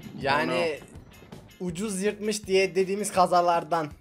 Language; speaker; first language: Turkish; native; Turkish